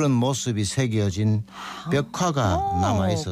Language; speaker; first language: Korean; native; Korean